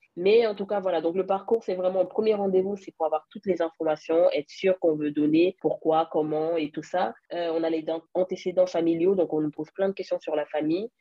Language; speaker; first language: French; early bilingual, other home language; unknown